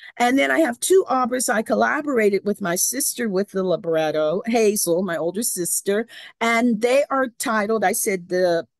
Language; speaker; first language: English; native; English